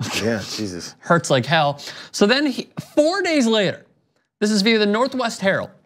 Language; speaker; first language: English; native; English